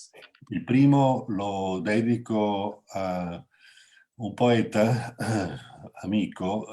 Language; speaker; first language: Italian; native; Italian